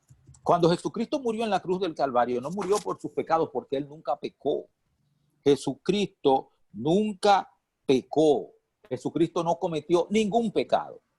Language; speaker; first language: Spanish; native; Spanish